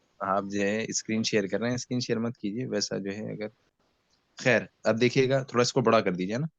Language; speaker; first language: Hindi; native; Hindi